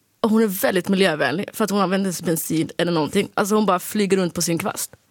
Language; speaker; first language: Swedish; early bilingual, other home language; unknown